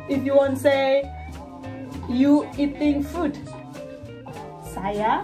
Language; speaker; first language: English; non-native, learner; Indonesian